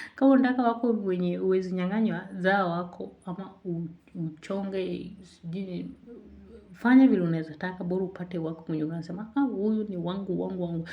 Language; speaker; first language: Swahili; native; Swahili